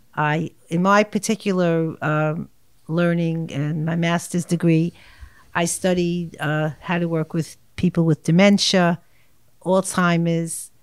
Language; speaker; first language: English; native; English